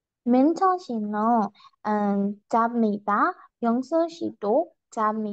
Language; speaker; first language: Korean; non-native, learner; Burmese